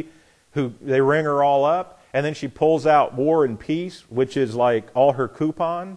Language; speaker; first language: English; native; English